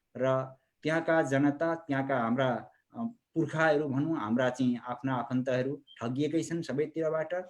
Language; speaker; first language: Nepali; native; Nepali